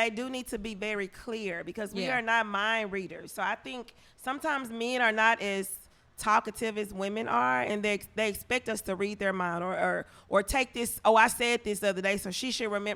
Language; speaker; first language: English; native; English